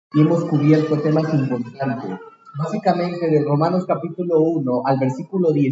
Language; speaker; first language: Spanish; native; Spanish